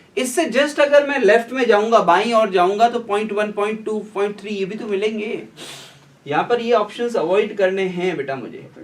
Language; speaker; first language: Hindi; native; Hindi